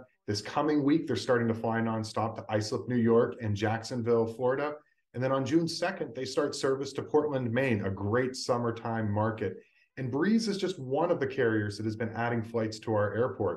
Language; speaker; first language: English; native; English